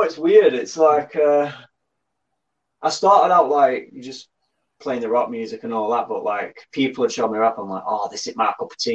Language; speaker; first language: English; native; English